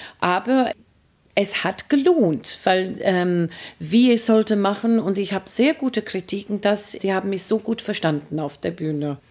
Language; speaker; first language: German; non-native, fluent; English